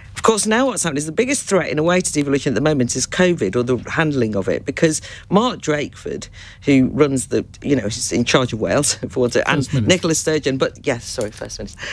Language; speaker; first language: English; native; English